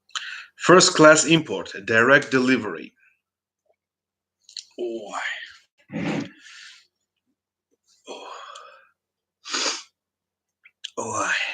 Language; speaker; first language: English; non-native, fluent; Russian